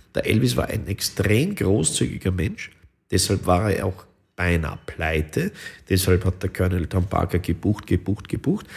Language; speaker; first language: German; native; German